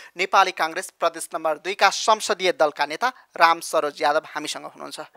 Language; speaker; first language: Nepali; native; Nepali